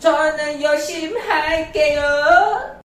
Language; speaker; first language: Korean; non-native, learner; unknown